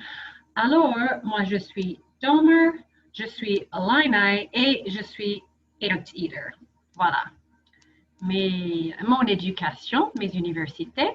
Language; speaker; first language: French; non-native, fluent; English